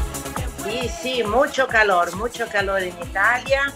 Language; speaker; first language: Spanish; non-native, learner; Portuguese